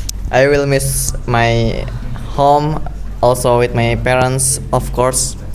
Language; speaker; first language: English; non-native, learner; Indonesian